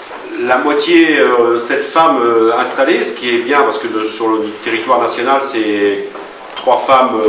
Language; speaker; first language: French; native; French